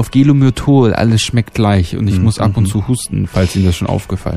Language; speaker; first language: German; native; German